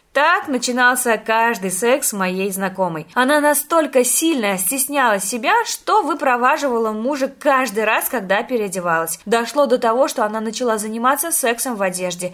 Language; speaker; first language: Russian; native; Russian